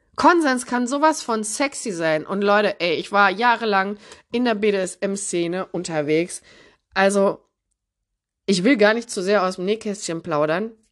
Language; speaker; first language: German; early bilingual, other home language; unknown